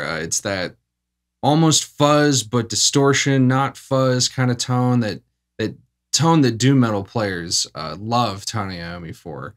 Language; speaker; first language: English; native; English